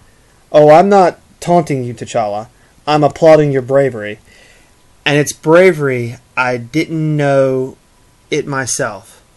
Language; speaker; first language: English; native; English